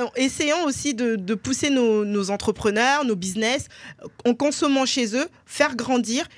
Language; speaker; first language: French; early bilingual, other home language; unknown